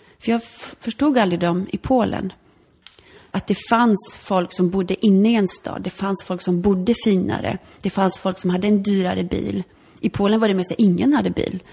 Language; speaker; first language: Swedish; early bilingual, other home language; Polish